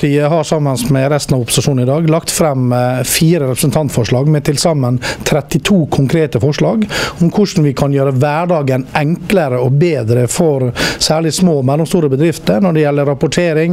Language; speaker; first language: Norwegian; native; Norwegian